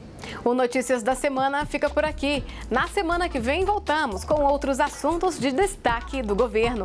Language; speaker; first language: Portuguese; native; Portuguese